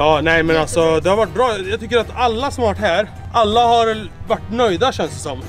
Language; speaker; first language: Swedish; native; Swedish